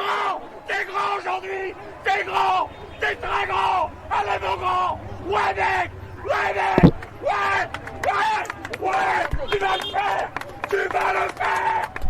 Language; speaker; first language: French; native; French